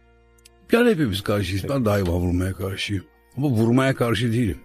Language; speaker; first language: Turkish; native; Turkish